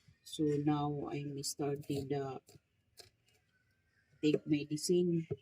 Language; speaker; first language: English; non-native, learner; Filipino